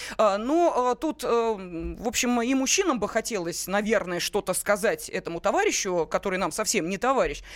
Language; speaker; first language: Russian; native; Russian